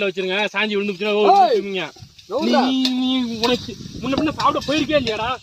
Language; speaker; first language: Tamil; native; Tamil